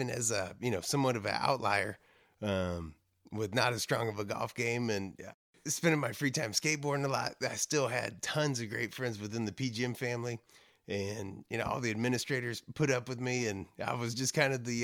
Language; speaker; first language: English; native; English